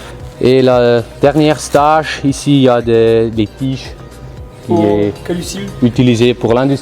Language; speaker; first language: French; non-native, fluent; German